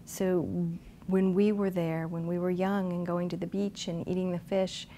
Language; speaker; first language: English; native; English